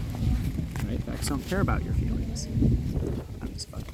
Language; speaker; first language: English; native; English